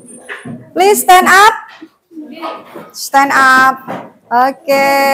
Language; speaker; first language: English; non-native, learner; Indonesian